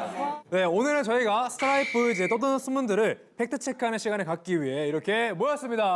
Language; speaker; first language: Korean; native; Korean